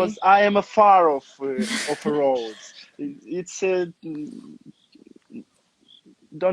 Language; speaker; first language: English; non-native, learner; Romanian